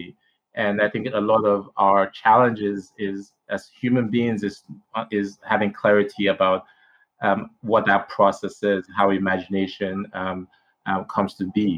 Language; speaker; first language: English; non-native, local second language; Igbo